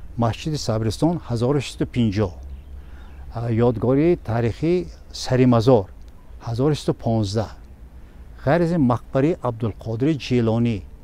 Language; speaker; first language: Tajik; native; Tajik